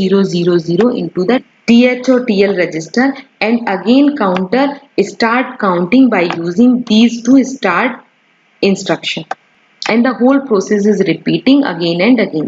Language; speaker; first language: English; non-native, local second language; Hindi